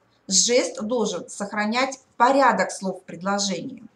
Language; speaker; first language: Russian; native; Russian